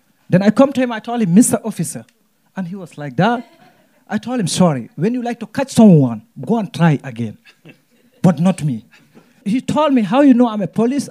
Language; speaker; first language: English; non-native, local second language; Wolof